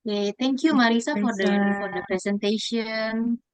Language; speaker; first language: English; non-native, fluent; Indonesian